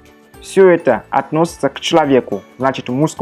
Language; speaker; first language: Russian; non-native, fluent; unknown